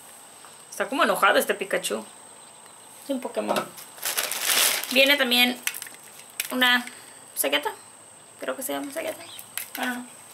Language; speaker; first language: Spanish; native; Spanish